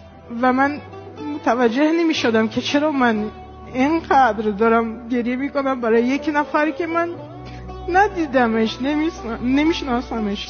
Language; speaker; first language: Persian; non-native, fluent; Portuguese